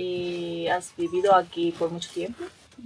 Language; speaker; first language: Spanish; non-native, learner; Korean